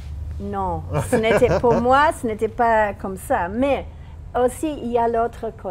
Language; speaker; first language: French; non-native, fluent; English